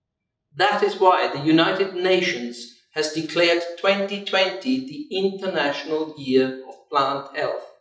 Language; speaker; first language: English; non-native, fluent; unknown